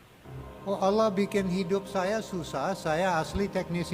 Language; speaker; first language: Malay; non-native, fluent; English